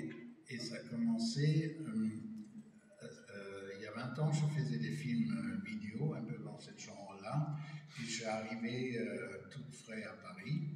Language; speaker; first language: French; non-native, fluent; German